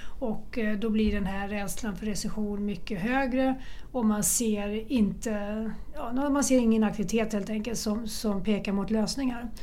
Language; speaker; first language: Swedish; native; Swedish